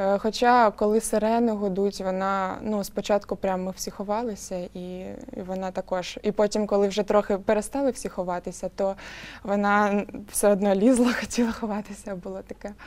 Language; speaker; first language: Ukrainian; non-native, local second language; Russian